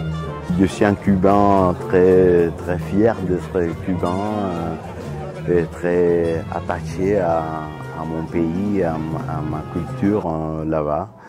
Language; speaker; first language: French; non-native, fluent; Spanish